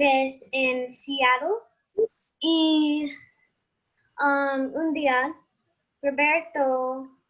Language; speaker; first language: Spanish; non-native, learner; English